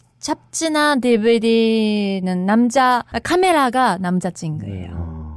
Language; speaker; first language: Korean; non-native, learner; Japanese